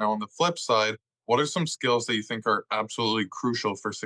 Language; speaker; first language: English; native; English